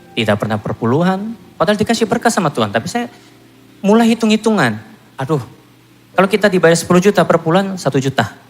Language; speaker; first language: Indonesian; non-native, fluent; Korean